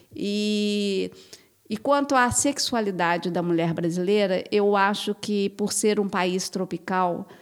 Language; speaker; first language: Portuguese; native; Portuguese